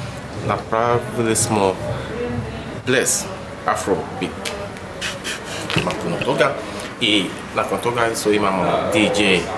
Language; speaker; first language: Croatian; non-native, learner; Yoruba